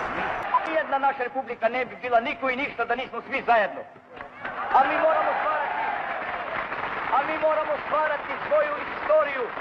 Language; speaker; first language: Bosnian; native; Bosnian